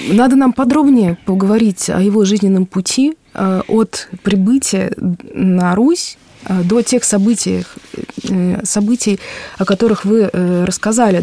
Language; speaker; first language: Russian; native; Russian